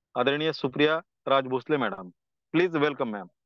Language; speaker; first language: Hindi; non-native, local second language; Marathi